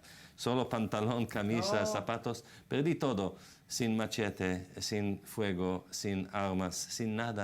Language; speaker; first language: Spanish; non-native, fluent; Hebrew